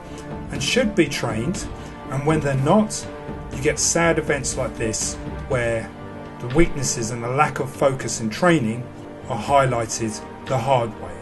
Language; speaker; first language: English; native; English